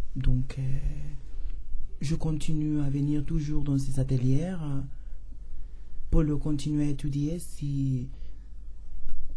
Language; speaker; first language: French; non-native, learner; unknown